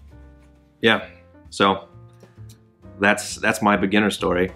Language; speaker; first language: English; native; English